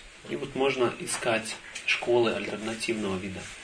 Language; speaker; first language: Russian; native; Russian